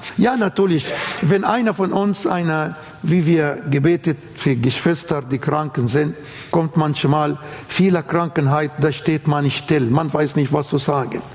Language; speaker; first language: German; non-native, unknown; Arabic